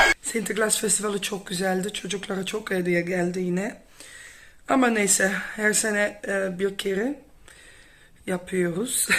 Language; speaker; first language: Turkish; non-native, fluent; Dutch